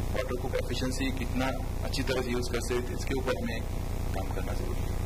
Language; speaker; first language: Hindi; non-native, local second language; Marathi